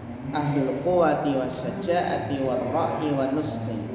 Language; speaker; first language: Arabic; non-native, fluent; Indonesian